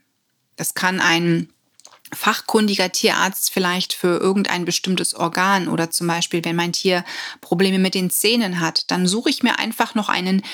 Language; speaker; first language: German; native; German